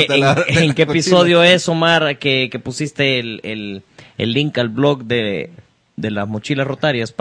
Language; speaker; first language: Spanish; native; Spanish